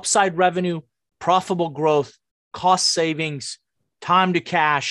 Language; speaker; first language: English; non-native, fluent; Persian